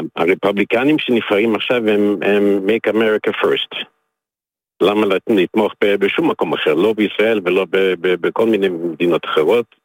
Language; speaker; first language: Hebrew; non-native, fluent; English